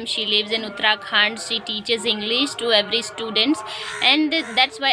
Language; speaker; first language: English; non-native, learner; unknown